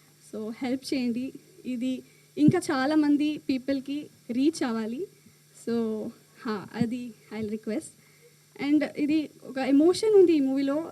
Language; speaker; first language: Telugu; non-native, learner; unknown